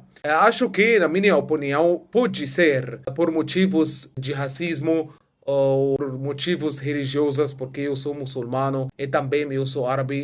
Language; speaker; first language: Portuguese; non-native, fluent; Arabic